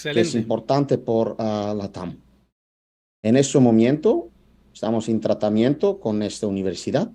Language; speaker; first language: Spanish; non-native, fluent; Italian